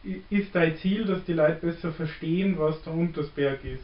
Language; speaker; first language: German; native; German